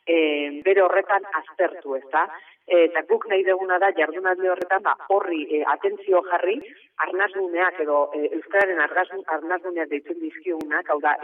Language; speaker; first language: Basque; native; Basque